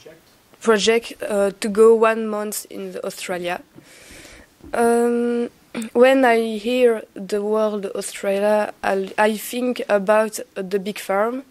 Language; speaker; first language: English; non-native, learner; French